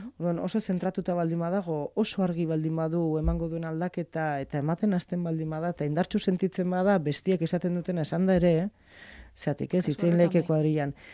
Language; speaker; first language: Basque; native; Basque